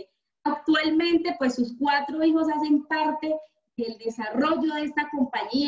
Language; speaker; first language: Spanish; native; Spanish